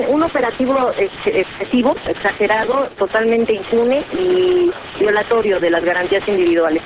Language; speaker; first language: Spanish; native; Spanish